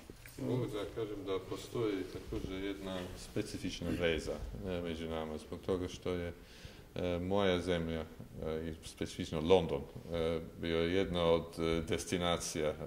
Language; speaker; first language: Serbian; non-native, fluent; English